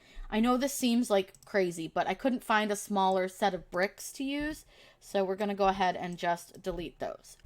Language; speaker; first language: English; native; English